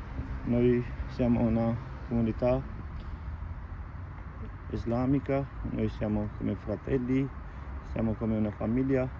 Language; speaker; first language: Italian; non-native, learner; Urdu